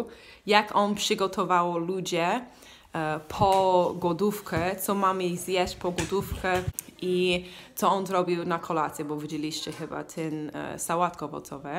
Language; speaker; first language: Polish; non-native, learner; English